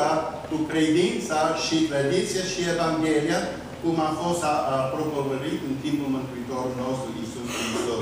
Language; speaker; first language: Romanian; early bilingual, heritage; Romanian